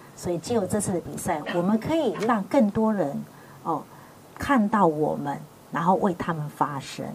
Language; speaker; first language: Chinese; native; Chinese